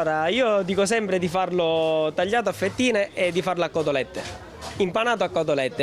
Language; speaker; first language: Italian; native; Italian